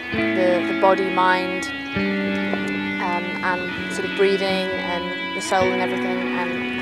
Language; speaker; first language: English; native; English